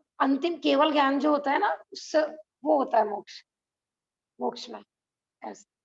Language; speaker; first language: Hindi; native; Hindi